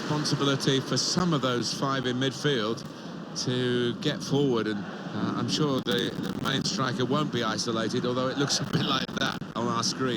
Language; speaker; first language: English; native; English